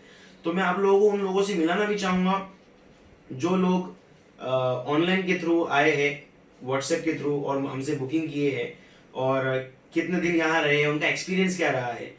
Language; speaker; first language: Hindi; native; Hindi